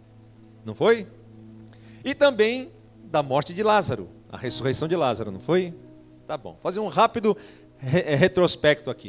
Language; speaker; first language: Portuguese; native; Portuguese